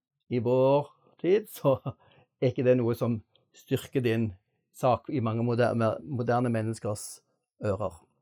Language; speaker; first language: Norwegian; native; Norwegian